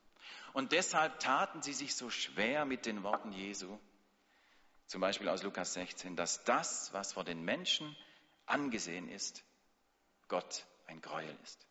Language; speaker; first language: German; native; German